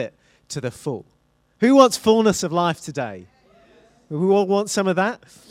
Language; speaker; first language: English; native; English